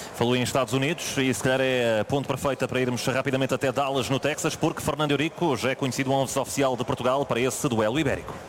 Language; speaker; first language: Portuguese; native; Portuguese